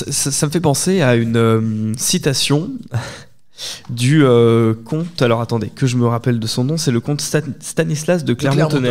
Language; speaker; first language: French; native; French